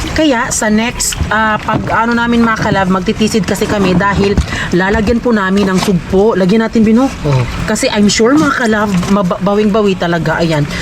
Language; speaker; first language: Filipino; non-native, local second language; Cebuano